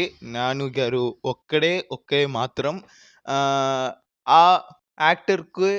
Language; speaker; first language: Telugu; non-native, learner; Tamil